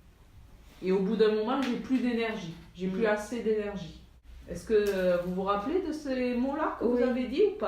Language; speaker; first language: French; native; French